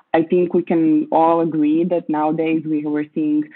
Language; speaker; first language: English; non-native, fluent; Croatian